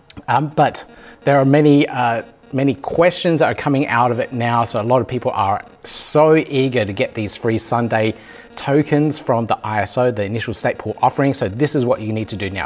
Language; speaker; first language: English; native; English